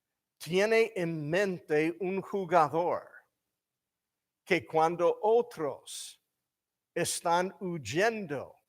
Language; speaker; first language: Spanish; non-native, fluent; English